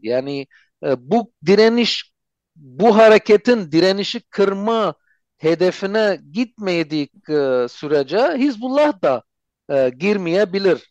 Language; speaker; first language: Turkish; non-native, fluent; Armenian